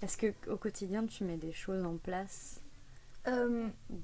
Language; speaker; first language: French; native; French